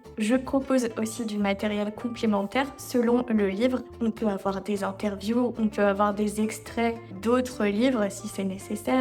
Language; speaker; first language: French; native; French